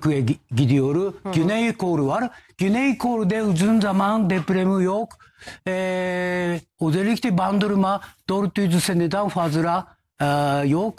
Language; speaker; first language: Turkish; non-native, learner; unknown